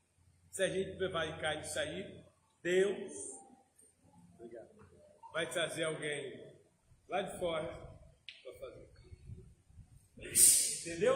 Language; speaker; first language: Portuguese; native; Portuguese